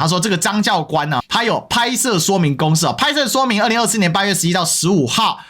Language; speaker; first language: Chinese; native; Chinese